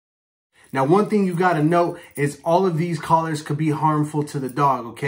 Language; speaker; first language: English; native; English